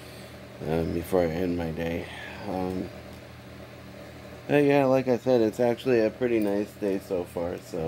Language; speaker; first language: English; native; English